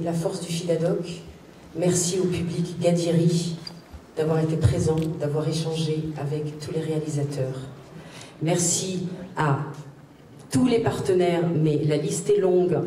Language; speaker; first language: French; non-native, local second language; Arabic